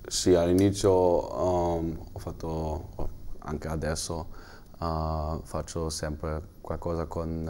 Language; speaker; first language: Italian; non-native, learner; German